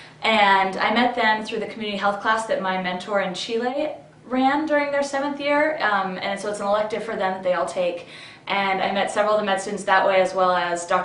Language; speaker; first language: English; native; English